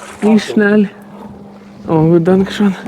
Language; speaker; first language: German; non-native, learner; Ukrainian